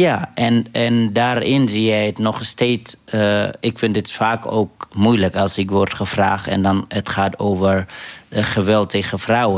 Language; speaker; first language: Dutch; non-native, fluent; Arabic